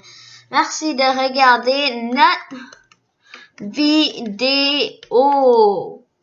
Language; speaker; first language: French; early bilingual, other home language; Korean